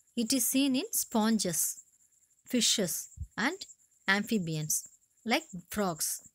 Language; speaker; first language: English; non-native, local second language; Tamil